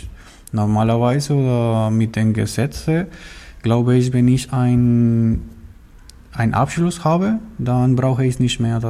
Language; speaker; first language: German; non-native, learner; Spanish